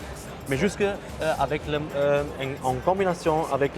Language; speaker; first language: French; non-native, learner; German